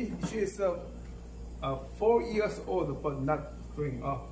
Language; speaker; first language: English; non-native, learner; Korean